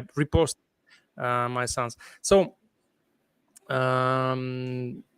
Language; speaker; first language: English; non-native, fluent; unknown